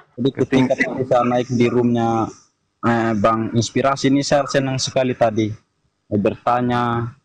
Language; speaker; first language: Indonesian; native; Indonesian